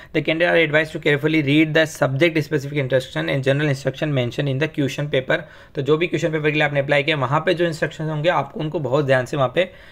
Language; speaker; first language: Hindi; native; Hindi